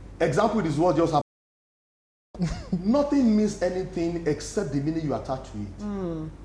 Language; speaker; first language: English; non-native, local second language; Yoruba